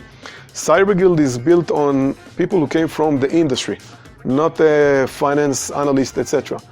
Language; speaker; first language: English; non-native, fluent; Hebrew